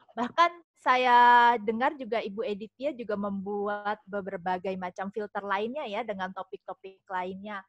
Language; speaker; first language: Indonesian; native; Indonesian